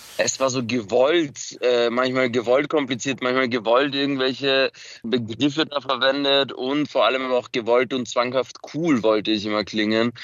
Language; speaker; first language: German; early bilingual, other home language; Macedonian